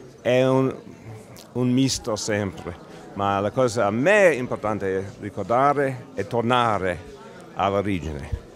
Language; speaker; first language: Italian; non-native, learner; English